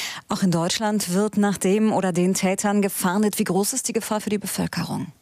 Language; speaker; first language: German; native; German